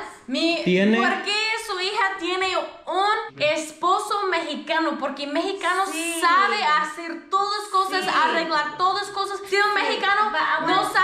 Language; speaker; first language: Spanish; non-native, learner; English